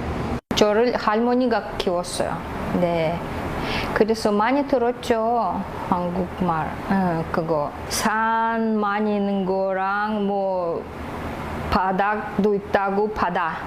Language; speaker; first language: Korean; early bilingual, heritage; Korean